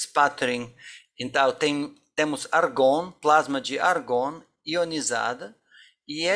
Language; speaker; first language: Portuguese; non-native, fluent; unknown